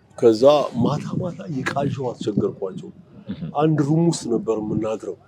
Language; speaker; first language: Amharic; native; Amharic